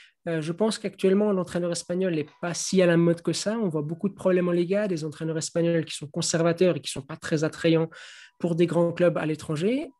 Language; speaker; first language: French; native; French